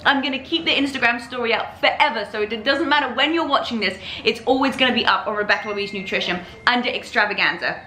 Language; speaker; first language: English; native; English